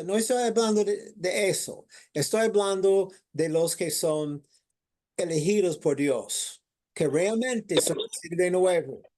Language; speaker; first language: Spanish; non-native, fluent; English